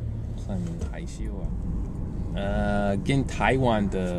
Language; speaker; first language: Chinese; non-native, learner; English